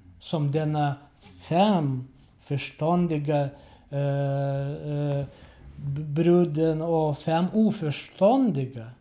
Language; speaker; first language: Swedish; non-native, learner; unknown